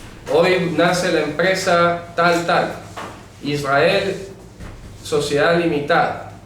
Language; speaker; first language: Spanish; native; Spanish